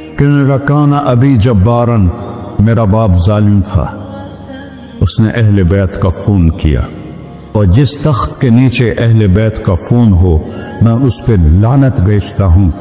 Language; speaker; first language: Urdu; non-native, local second language; Punjabi